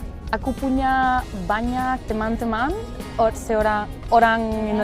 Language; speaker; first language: Indonesian; non-native, learner; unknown